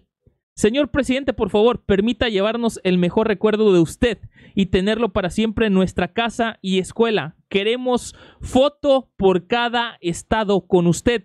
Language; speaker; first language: Spanish; native; Spanish